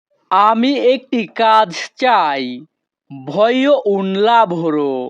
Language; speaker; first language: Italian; non-native, fluent; Bangla